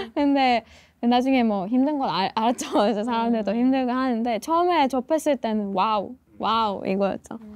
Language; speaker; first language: Korean; non-native, fluent; Persian